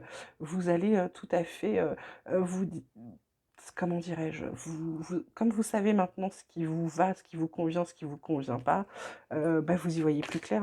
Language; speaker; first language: French; native; French